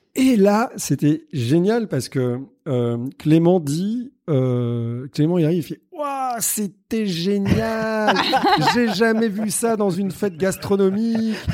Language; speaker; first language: French; native; French